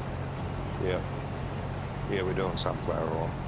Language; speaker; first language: English; native; English